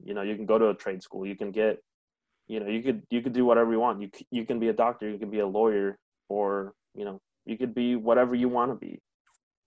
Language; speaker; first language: English; early bilingual, other home language; Spanish